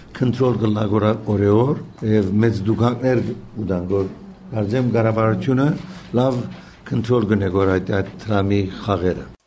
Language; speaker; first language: Armenian; early bilingual, heritage; Armenian